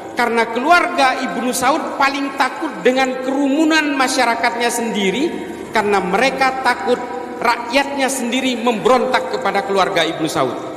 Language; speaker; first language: Indonesian; non-native, local second language; Madurese